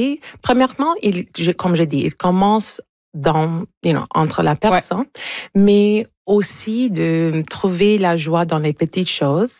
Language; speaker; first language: French; early bilingual, heritage; English